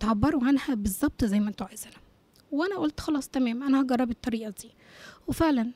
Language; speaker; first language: Arabic; native; Arabic